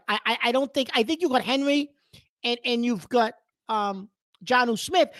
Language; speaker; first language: English; early bilingual, other home language; Italian